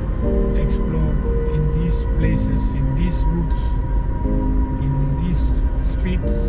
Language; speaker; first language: English; non-native, fluent; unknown